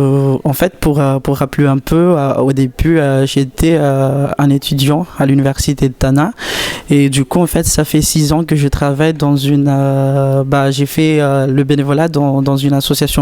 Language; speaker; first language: French; native; French